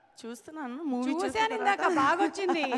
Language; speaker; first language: Telugu; non-native, learner; Gujarati